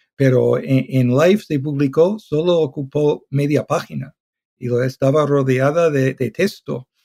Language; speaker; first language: Spanish; non-native, fluent; English